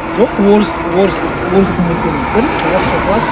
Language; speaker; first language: Kazakh; non-native, local second language; Russian